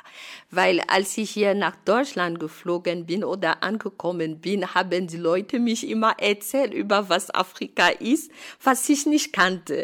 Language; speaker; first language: German; non-native, fluent; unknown